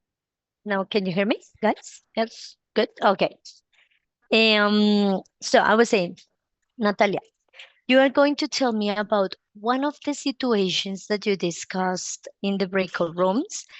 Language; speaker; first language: English; non-native, fluent; Spanish